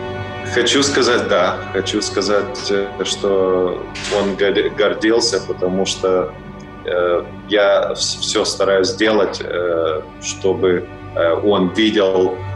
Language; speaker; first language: Russian; early bilingual, heritage; Russian